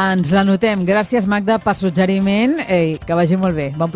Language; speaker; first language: Catalan; native; Catalan